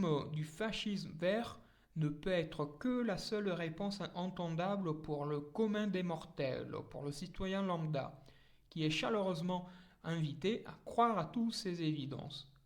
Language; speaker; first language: French; native; French